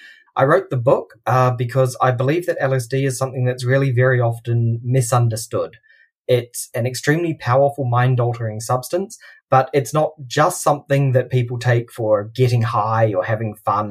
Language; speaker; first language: English; native; English